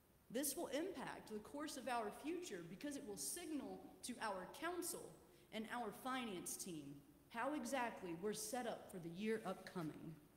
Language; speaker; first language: English; native; English